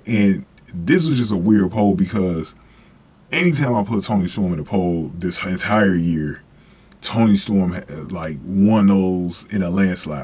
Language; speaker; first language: English; native; English